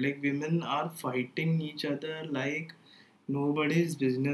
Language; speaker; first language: English; non-native, local second language; Hindi